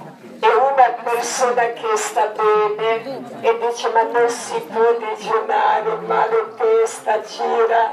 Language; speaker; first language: Italian; non-native, learner; Croatian